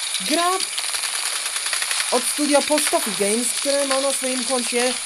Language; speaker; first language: Polish; native; Polish